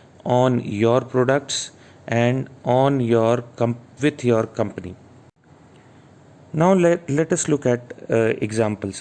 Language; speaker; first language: English; non-native, local second language; Hindi